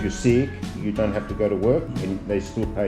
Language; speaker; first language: English; native; English